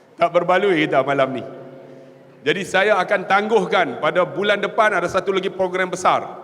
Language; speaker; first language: Malay; native; Malay